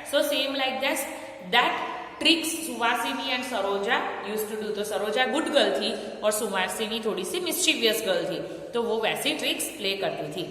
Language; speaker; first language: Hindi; non-native, local second language; Gujarati